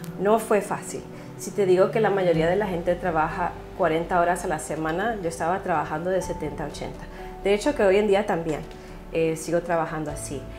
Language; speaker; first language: Spanish; native; Spanish